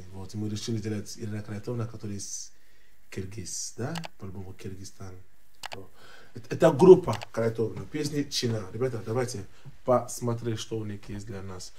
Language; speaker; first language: Russian; non-native, learner; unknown